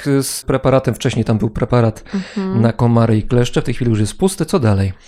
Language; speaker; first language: Polish; native; Polish